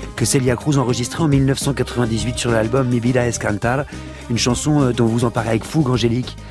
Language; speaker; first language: French; native; French